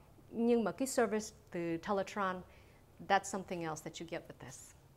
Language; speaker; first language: English; early bilingual, other home language; Vietnamese